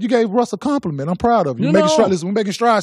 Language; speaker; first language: English; native; English